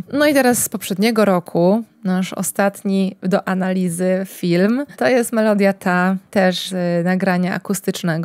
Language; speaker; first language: Polish; native; Polish